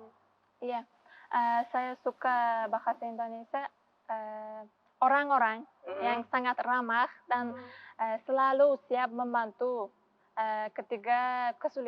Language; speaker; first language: Indonesian; non-native, learner; Uzbek